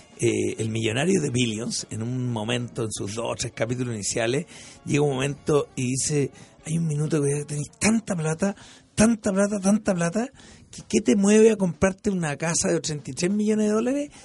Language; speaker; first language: Spanish; native; Spanish